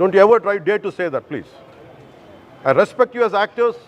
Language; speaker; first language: English; non-native, local second language; Telugu